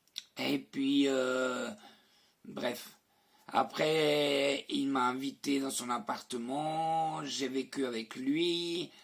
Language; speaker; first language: French; non-native, fluent; Spanish